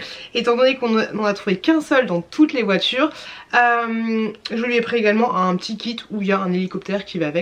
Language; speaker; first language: French; native; French